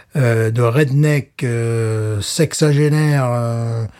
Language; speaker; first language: French; native; French